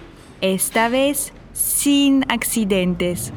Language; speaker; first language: Spanish; non-native, fluent; German